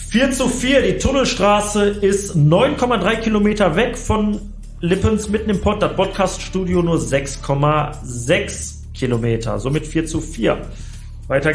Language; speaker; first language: German; native; German